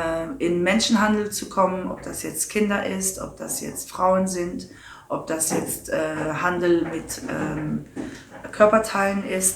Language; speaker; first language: German; non-native, local second language; Luxembourgish